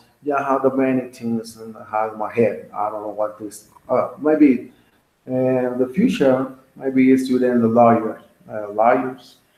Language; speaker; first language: English; non-native, learner; Spanish